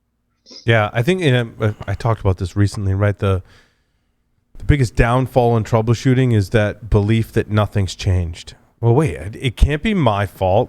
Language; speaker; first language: English; native; English